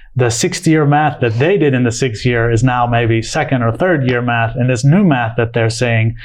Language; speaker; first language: English; native; English